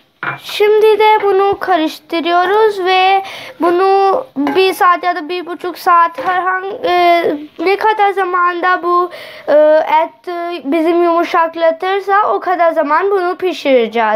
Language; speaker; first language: Turkish; non-native, learner; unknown